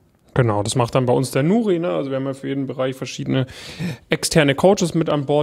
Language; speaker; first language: German; native; German